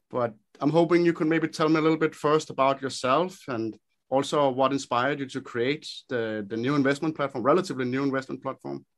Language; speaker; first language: English; non-native, fluent; Danish